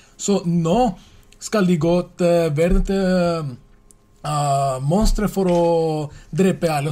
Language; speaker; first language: Norwegian; non-native, learner; Swedish